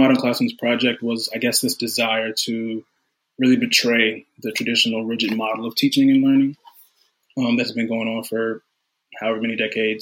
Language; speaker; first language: English; native; English